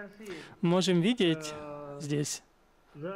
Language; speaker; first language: Russian; non-native, fluent; Chinese